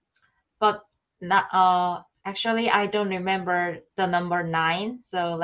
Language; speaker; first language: English; non-native, learner; Korean